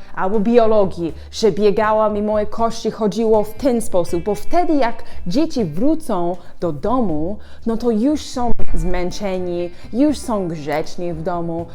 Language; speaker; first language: Polish; non-native, learner; English